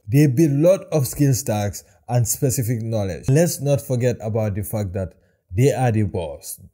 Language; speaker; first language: English; non-native, local second language; Wolof